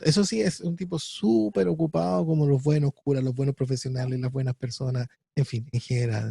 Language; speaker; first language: Spanish; native; Spanish